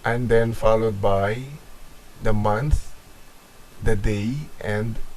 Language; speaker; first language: English; non-native, local second language; Filipino